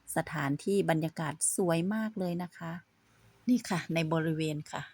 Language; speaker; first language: Thai; native; Thai